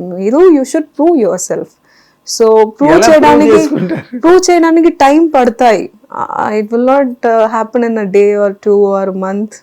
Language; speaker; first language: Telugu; non-native, fluent; Kannada